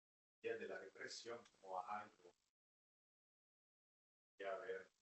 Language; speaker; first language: Spanish; non-native, fluent; Italian